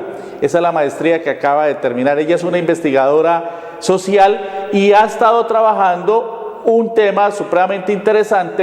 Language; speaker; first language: Spanish; native; Spanish